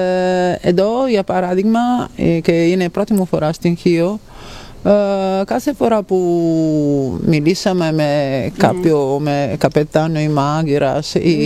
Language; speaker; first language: Greek; non-native, fluent; Italian